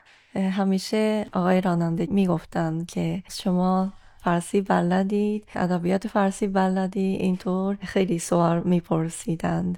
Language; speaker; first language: Persian; non-native, fluent; Japanese